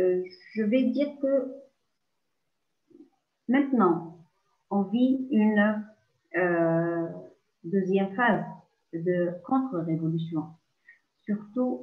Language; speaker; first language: French; non-native, local second language; Arabic